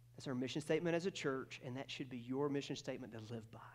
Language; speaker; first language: English; native; English